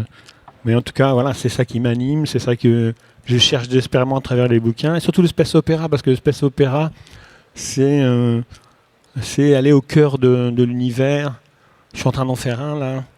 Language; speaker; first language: French; native; French